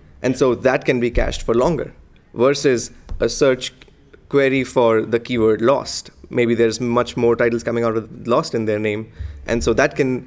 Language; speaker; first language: English; non-native, local second language; Hindi